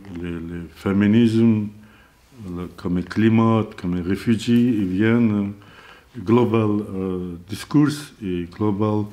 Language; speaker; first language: French; non-native, learner; Azerbaijani